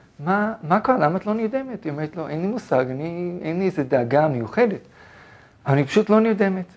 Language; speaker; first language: Hebrew; non-native, fluent; English